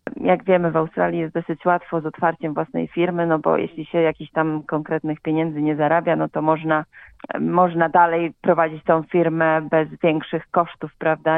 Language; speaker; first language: Polish; native; Polish